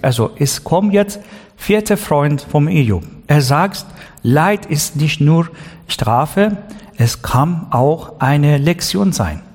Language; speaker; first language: German; non-native, learner; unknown